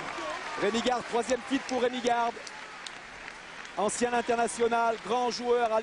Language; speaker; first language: French; native; French